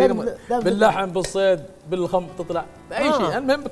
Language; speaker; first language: Arabic; native; Arabic